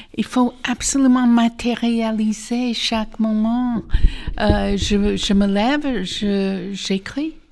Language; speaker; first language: French; non-native, fluent; English